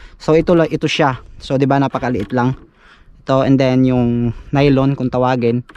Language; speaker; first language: Filipino; non-native, local second language; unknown